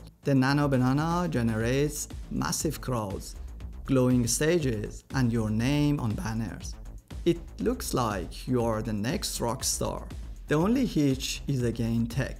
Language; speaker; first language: English; non-native, fluent; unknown